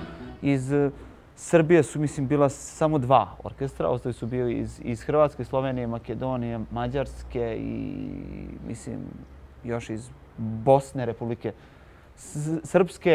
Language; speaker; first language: Serbian; native; Serbian